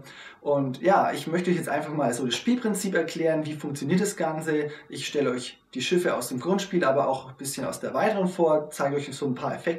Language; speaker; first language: German; native; German